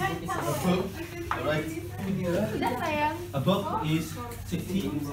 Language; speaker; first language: English; non-native, learner; Indonesian